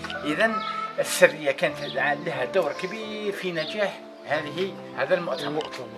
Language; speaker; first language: Arabic; native; Arabic